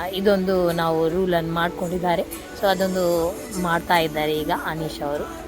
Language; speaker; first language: Kannada; non-native, local second language; Tulu